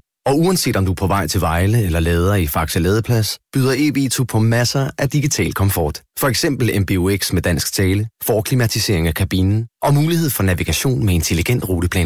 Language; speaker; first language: Danish; native; Danish